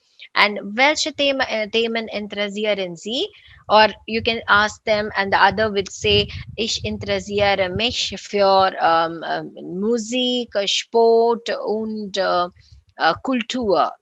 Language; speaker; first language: German; non-native, learner; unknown